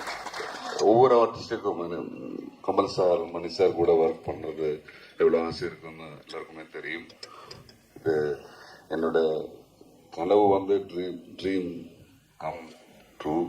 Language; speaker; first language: Tamil; non-native, learner; Malayalam